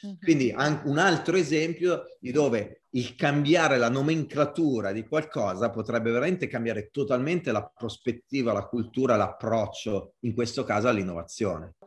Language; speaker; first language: Italian; native; Italian